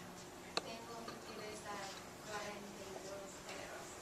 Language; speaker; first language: Spanish; non-native, learner; English